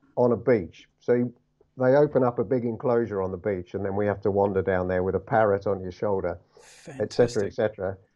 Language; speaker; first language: English; native; English